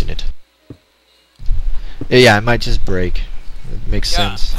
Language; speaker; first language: English; native; English